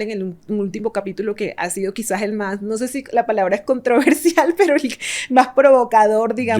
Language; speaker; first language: Spanish; native; Spanish